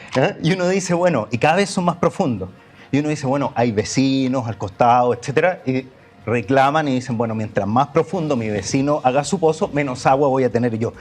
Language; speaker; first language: Spanish; native; Spanish